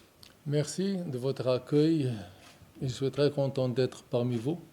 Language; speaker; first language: French; non-native, local second language; Arabic